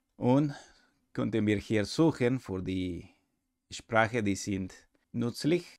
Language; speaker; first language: German; non-native, learner; Spanish